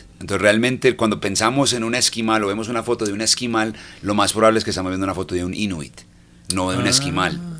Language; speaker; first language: Spanish; early bilingual, heritage; English